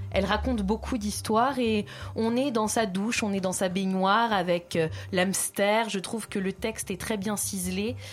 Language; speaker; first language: French; native; French